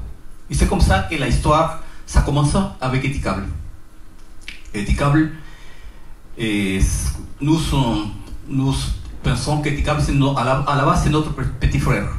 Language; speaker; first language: French; non-native, learner; Spanish